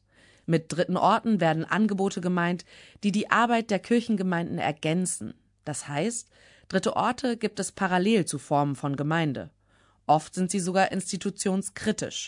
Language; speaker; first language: German; native; German